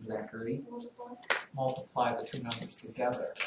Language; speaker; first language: English; native; English